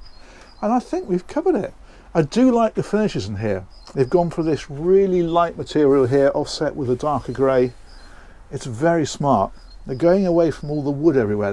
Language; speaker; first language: English; native; English